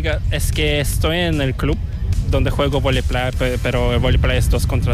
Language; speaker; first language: Spanish; non-native, fluent; Korean